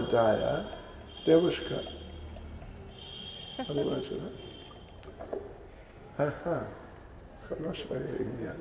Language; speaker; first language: Russian; non-native, learner; English